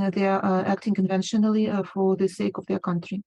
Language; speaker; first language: English; non-native, fluent; Ukrainian